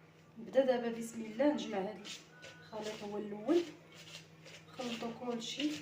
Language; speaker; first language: Arabic; native; Arabic